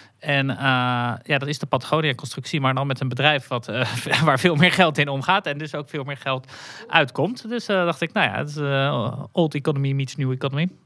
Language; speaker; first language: Dutch; native; Dutch